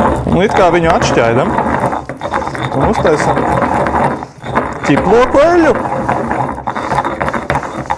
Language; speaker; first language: Latvian; native; Latvian